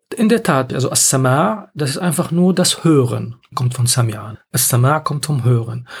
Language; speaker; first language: German; non-native, fluent; Arabic